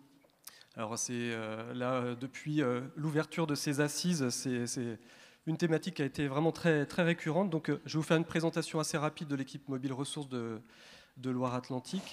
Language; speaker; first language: French; native; French